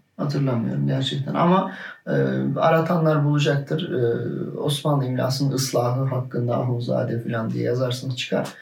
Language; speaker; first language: Turkish; native; Turkish